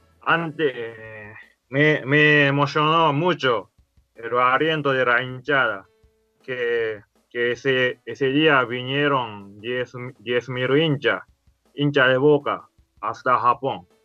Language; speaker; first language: Spanish; non-native, learner; Japanese